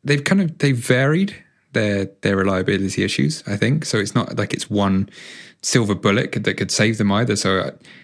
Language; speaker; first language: English; native; English